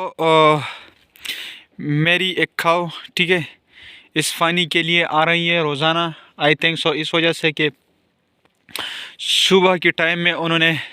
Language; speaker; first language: Hindi; non-native, local second language; Pashto